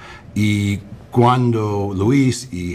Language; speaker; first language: Spanish; non-native, learner; English